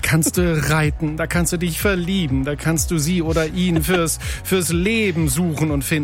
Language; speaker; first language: German; native; German